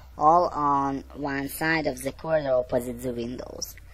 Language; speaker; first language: English; non-native, learner; Russian